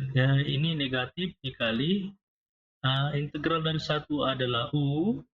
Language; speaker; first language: Indonesian; native; Indonesian